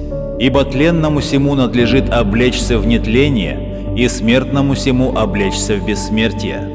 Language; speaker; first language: Russian; native; Russian